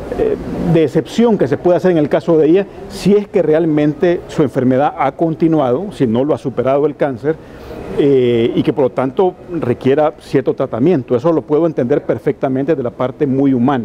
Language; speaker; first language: Spanish; native; Spanish